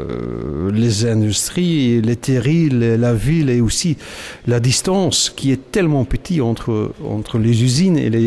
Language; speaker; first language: French; non-native, local second language; Dutch